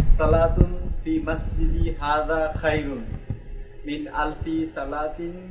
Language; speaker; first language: Arabic; non-native, learner; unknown